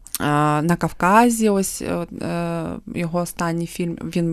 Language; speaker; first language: Ukrainian; non-native, local second language; Russian